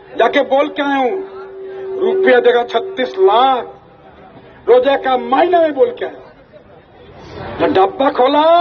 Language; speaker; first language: Hindi; non-native, local second language; Bangla